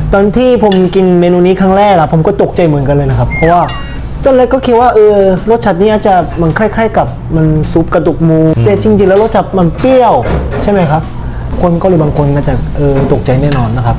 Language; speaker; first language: Thai; non-native, fluent; Korean